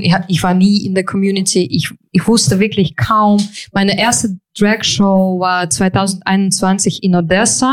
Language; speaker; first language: German; non-native, fluent; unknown